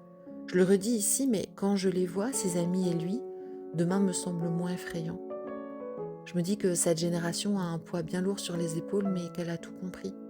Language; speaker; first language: French; native; French